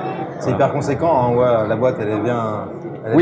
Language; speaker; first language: French; native; French